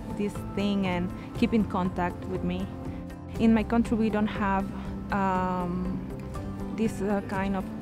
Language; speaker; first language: English; non-native, fluent; Spanish